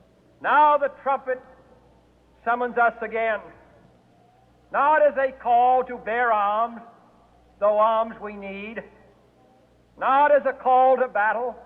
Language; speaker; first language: English; native; English